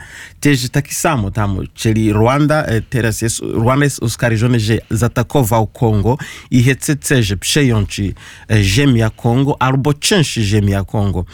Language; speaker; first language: Polish; non-native, learner; Kinyarwanda